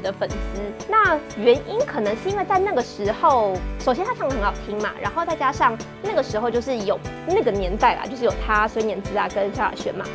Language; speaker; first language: Chinese; native; Chinese